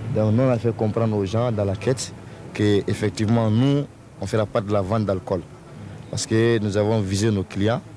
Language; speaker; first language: French; non-native, local second language; Soninke